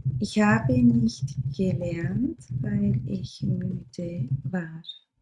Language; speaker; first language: German; non-native, learner; Turkish